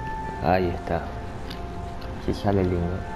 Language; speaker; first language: Spanish; native; Spanish